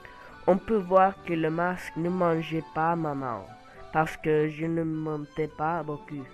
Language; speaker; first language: French; non-native, learner; Spanish